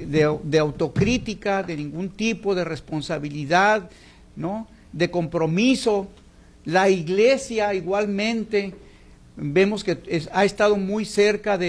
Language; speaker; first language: Spanish; native; Spanish